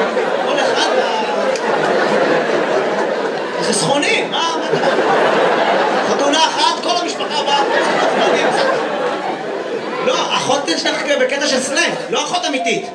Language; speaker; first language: Hebrew; native; Hebrew